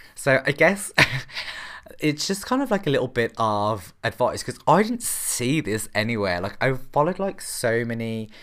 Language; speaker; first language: English; native; English